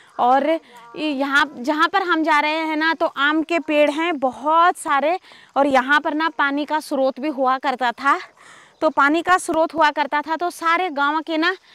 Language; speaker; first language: Hindi; non-native, local second language; Garhwali